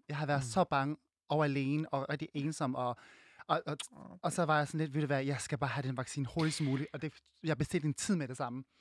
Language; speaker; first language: Danish; early bilingual, other home language; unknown